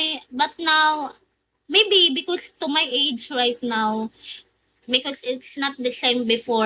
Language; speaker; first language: English; non-native, learner; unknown